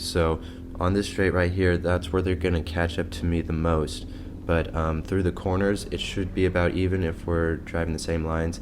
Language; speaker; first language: English; native; English